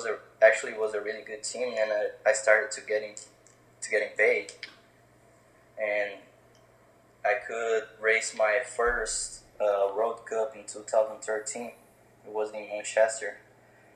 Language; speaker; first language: English; non-native, fluent; Portuguese